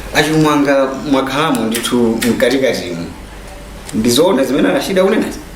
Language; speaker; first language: Nyanja; native; Nyanja